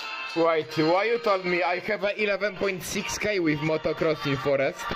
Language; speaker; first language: English; non-native, fluent; Polish